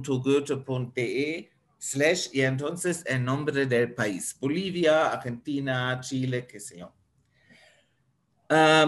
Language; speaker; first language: Spanish; non-native, fluent; German